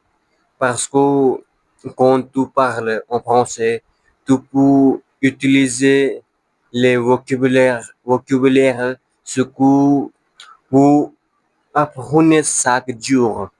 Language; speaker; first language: French; non-native, learner; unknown